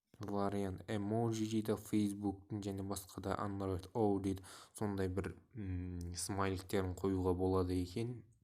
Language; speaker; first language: Kazakh; non-native, local second language; Russian